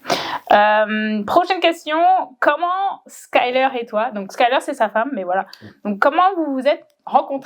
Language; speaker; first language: French; native; French